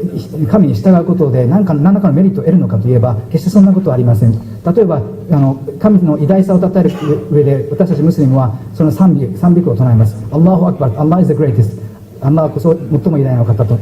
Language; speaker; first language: Japanese; native; Japanese